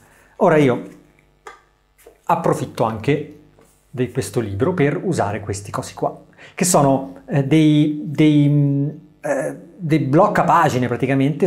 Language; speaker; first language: Italian; native; Italian